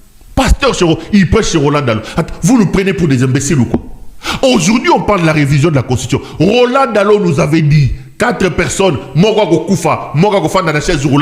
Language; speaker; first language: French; non-native, local second language; Lingala